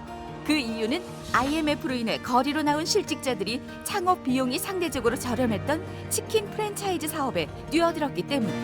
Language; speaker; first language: Korean; native; Korean